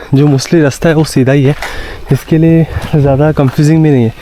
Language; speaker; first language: Hindi; non-native, local second language; Marathi